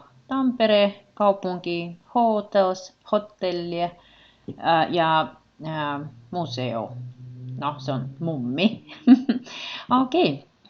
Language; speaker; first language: Finnish; non-native, learner; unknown